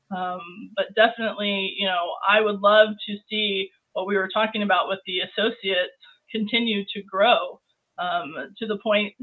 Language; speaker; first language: English; native; English